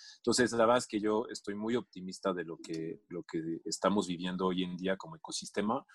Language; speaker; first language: Spanish; non-native, fluent; French